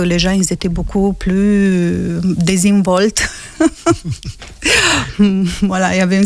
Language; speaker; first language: French; non-native, fluent; Romanian